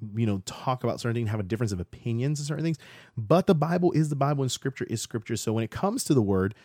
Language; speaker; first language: English; native; English